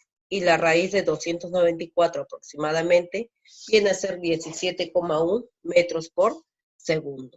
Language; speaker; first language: Spanish; native; Spanish